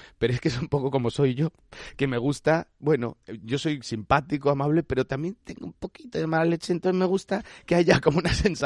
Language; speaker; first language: Spanish; native; Spanish